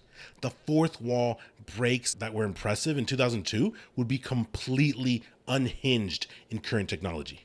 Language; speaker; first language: English; native; English